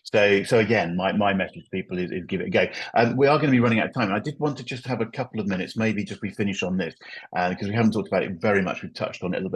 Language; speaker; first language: English; native; English